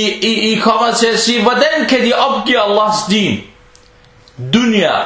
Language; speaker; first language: Danish; early bilingual, other home language; Arabic